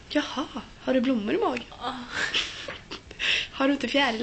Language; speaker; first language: Swedish; native; Swedish